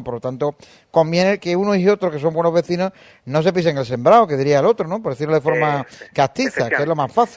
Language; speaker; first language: Spanish; native; Spanish